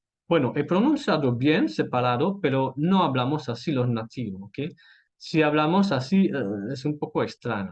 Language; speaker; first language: Spanish; non-native, fluent; French